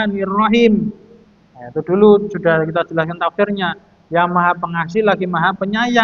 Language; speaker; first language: Indonesian; native; Indonesian